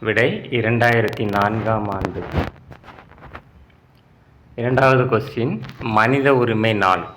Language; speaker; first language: Tamil; native; Tamil